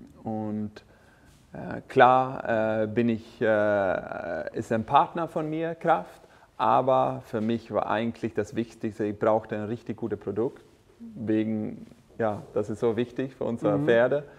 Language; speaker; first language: German; non-native, fluent; Swedish